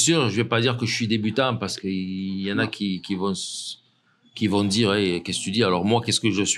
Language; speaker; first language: French; native; French